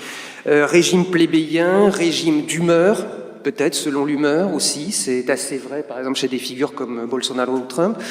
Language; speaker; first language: French; native; French